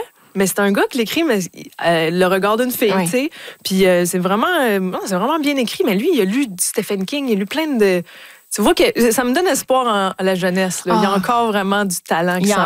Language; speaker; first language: French; native; French